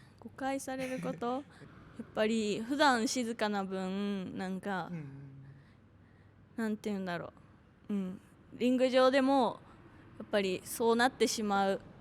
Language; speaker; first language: Japanese; native; Japanese